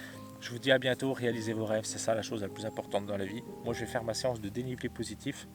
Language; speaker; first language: French; native; French